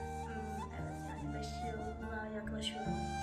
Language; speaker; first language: Turkish; early bilingual, heritage; Turkish